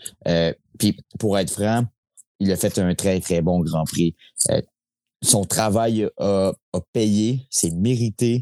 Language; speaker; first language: French; native; French